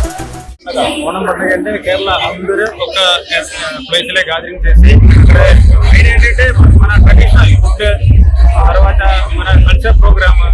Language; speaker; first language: Telugu; non-native, local second language; Malayalam